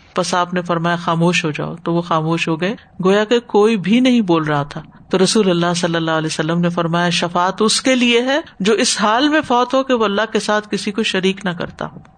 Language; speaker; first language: Urdu; native; Urdu